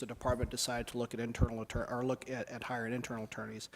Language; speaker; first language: English; native; English